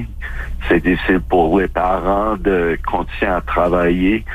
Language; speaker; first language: French; non-native, local second language; English